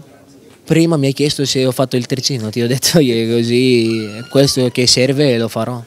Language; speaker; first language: Italian; non-native, fluent; Greek